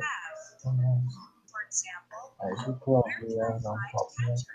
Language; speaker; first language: English; non-native, learner; Spanish